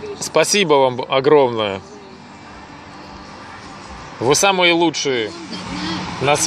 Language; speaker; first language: Russian; native; Russian